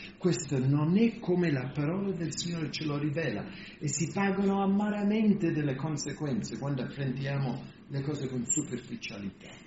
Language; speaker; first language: Italian; non-native, fluent; English